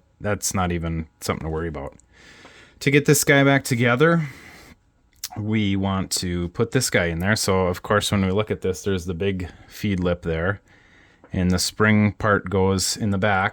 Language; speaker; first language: English; native; English